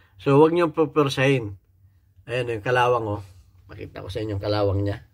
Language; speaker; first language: Filipino; native; Filipino